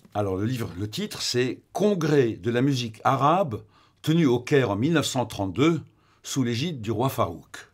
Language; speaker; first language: French; non-native, local second language; Arabic